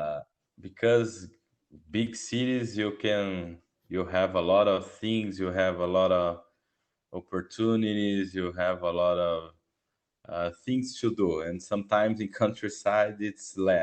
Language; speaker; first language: English; non-native, learner; Portuguese